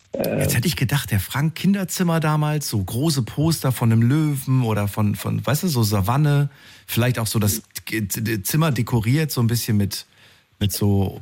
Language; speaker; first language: German; native; German